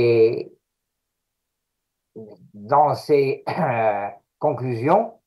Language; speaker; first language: French; non-native, fluent; Greek